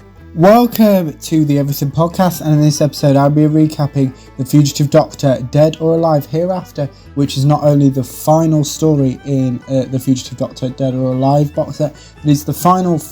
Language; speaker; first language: English; native; English